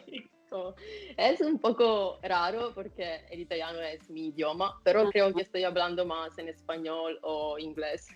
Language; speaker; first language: Spanish; non-native, fluent; Italian